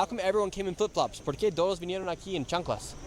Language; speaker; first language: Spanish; non-native, learner; English